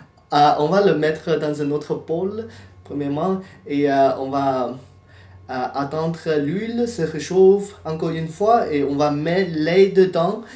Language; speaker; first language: French; non-native, fluent; Chinese